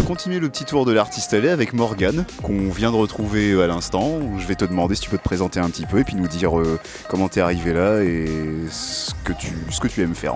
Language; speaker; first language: French; native; French